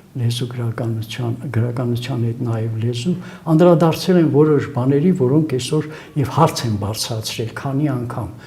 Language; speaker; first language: Armenian; native; Armenian